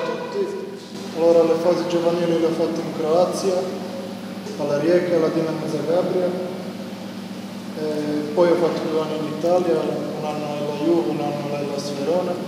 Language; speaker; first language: Italian; non-native, fluent; Croatian